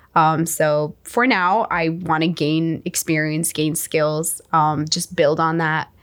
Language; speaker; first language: English; non-native, fluent; Arabic